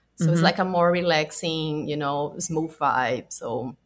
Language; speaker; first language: English; non-native, fluent; Portuguese